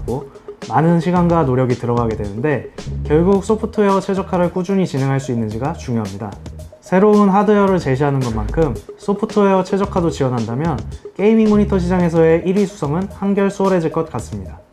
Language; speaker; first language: Korean; native; Korean